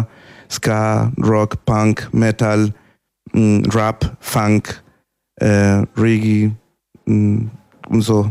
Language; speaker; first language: German; non-native, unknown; Spanish